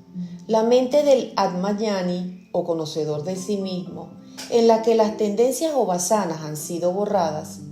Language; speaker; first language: Spanish; native; Spanish